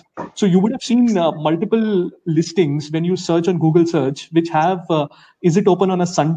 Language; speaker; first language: English; non-native, local second language; Hindi